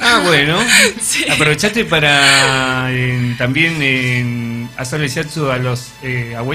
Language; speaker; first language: Spanish; native; Spanish